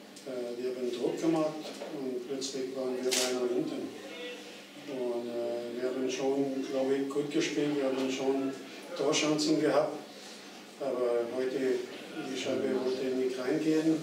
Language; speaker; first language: German; non-native, fluent; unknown